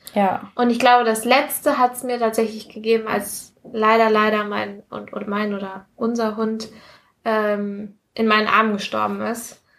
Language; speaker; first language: German; early bilingual, other home language; Spanish